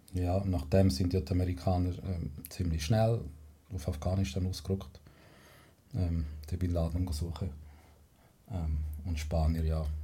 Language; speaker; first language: German; non-native, fluent; Spanish